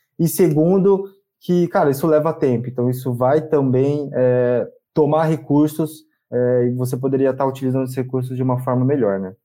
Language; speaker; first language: Portuguese; native; Portuguese